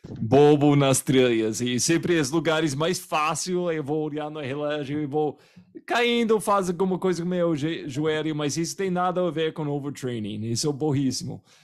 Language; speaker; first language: Portuguese; non-native, fluent; English